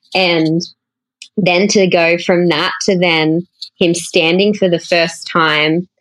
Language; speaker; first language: English; native; English